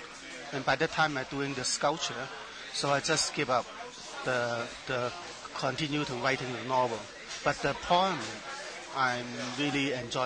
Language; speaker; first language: English; non-native, learner; Chinese